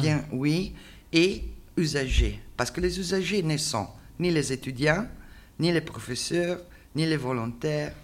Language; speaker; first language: French; non-native, learner; Italian